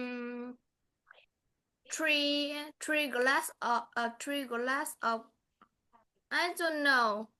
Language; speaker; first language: English; non-native, learner; Vietnamese